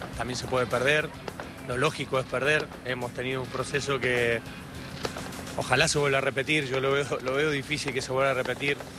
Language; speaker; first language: Spanish; native; Spanish